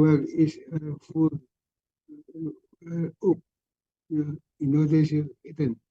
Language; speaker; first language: Dutch; non-native, learner; Indonesian